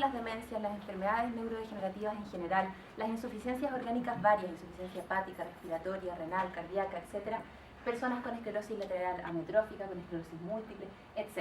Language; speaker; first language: Spanish; native; Spanish